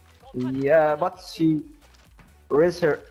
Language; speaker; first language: English; non-native, learner; Persian